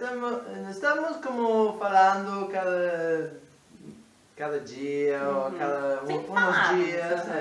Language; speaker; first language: Portuguese; non-native, fluent; English